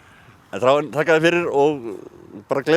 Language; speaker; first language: Icelandic; native; Icelandic